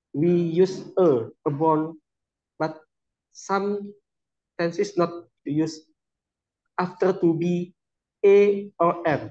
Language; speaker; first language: English; non-native, learner; Indonesian